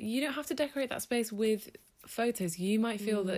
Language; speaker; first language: English; native; English